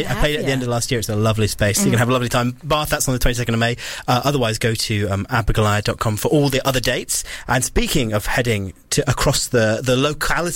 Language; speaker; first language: English; native; English